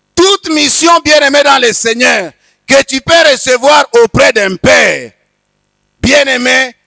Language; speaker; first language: French; non-native, local second language; Swahili